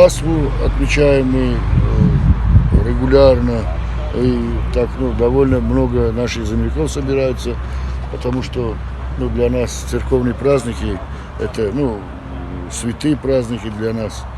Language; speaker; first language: Russian; non-native, fluent; Armenian